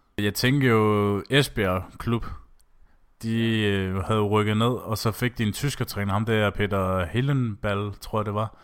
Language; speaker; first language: Danish; native; Danish